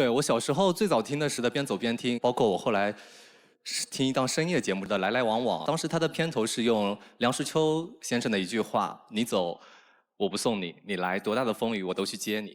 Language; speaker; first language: Chinese; native; Chinese